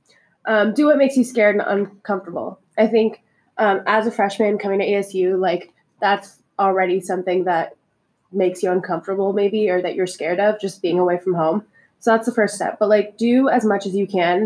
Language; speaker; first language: English; non-native, fluent; Czech